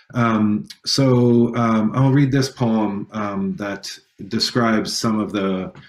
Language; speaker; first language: English; native; English